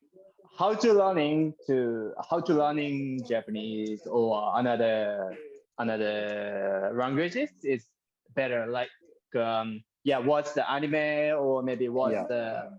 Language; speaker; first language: English; non-native, learner; Japanese